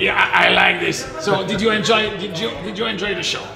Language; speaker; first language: English; non-native, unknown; French